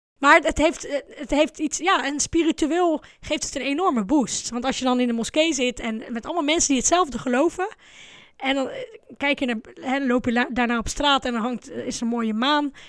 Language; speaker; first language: Dutch; early bilingual, other home language; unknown